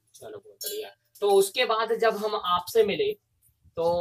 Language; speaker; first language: Hindi; native; Hindi